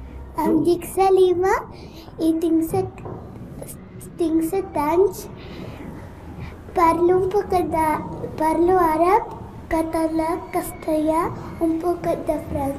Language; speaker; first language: Catalan; early bilingual, other home language; Arabic